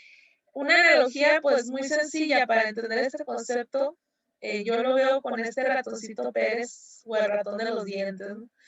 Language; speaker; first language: Spanish; native; Spanish